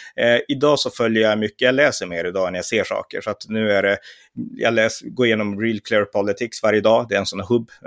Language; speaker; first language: Swedish; native; Swedish